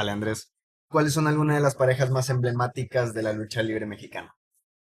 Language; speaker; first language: Spanish; native; Spanish